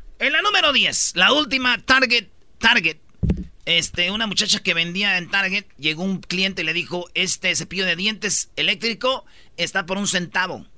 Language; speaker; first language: Spanish; native; Spanish